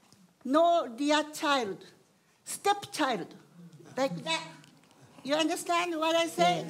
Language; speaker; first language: English; non-native, learner; Japanese